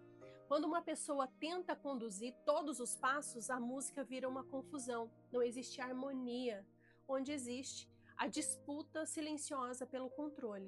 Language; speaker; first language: Portuguese; native; Portuguese